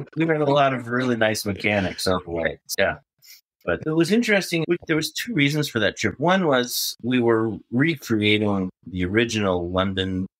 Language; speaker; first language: English; native; English